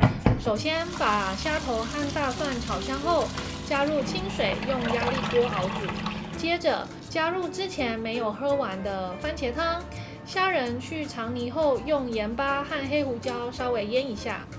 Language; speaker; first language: Chinese; native; Chinese